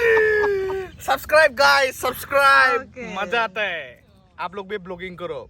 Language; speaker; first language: Hindi; non-native, local second language; Bodo